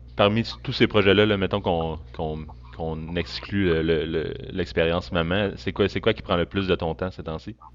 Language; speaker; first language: French; native; French